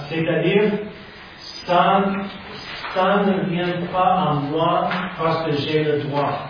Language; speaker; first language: French; non-native, fluent; English